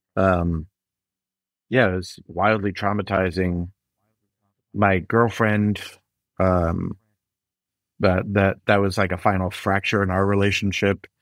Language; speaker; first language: English; native; English